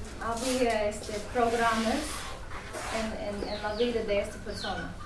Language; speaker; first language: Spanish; non-native, learner; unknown